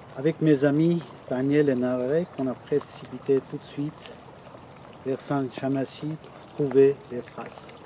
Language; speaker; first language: French; non-native, fluent; Armenian